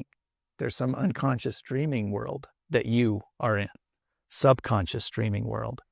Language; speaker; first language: English; native; English